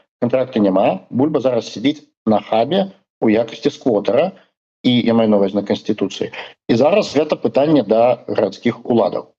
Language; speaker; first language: Belarusian; non-native, local second language; Russian